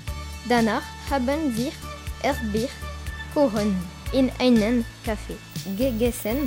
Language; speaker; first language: German; non-native, learner; French